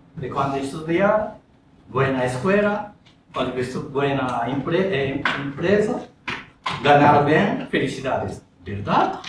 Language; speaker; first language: Spanish; non-native, learner; Japanese